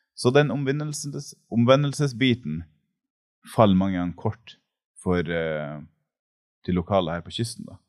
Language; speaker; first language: Norwegian; native; Norwegian